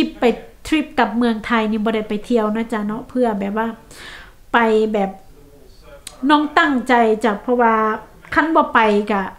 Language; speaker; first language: Thai; non-native, local second language; Lao